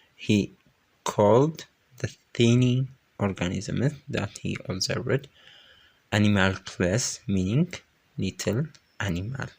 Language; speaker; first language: English; non-native, local second language; Amharic